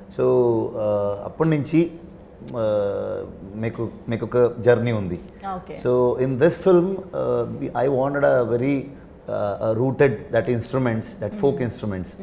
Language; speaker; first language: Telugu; non-native, learner; Kannada